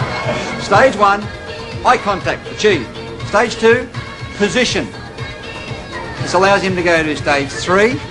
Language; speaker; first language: English; native; English